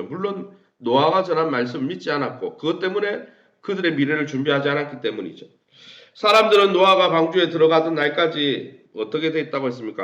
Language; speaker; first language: Korean; native; Korean